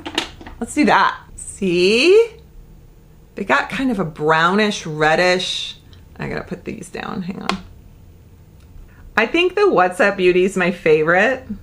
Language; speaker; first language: English; native; English